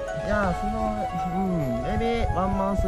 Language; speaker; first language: English; non-native, learner; Japanese